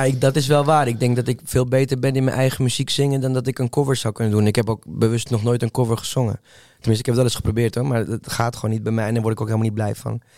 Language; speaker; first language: Dutch; early bilingual, other home language; Spanish